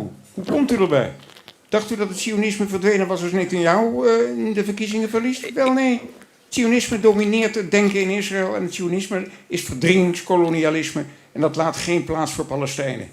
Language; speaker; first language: Dutch; native; Dutch